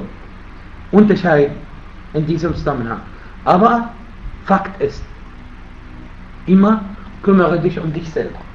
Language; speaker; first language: German; non-native, fluent; Arabic